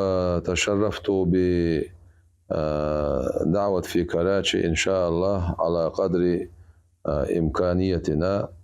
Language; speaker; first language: Arabic; non-native, fluent; Chechen